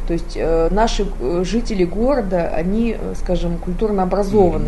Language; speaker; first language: Russian; native; Russian